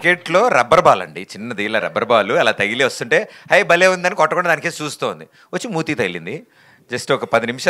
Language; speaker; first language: Telugu; native; Telugu